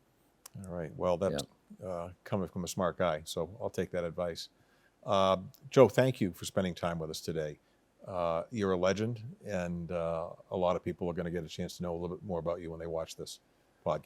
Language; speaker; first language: English; native; English